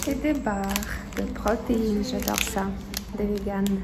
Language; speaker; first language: French; non-native, fluent; Russian